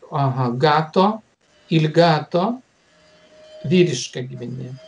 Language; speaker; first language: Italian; non-native, learner; Lithuanian